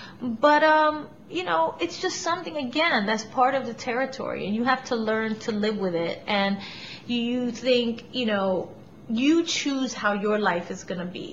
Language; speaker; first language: English; early bilingual, other home language; Spanish